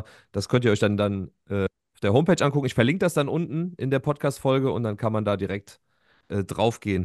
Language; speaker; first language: German; native; German